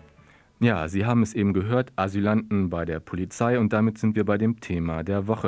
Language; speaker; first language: German; native; German